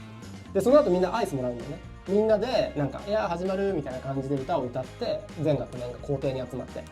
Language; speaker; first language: Japanese; native; Japanese